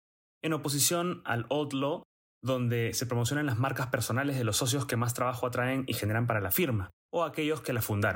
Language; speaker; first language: Spanish; native; Spanish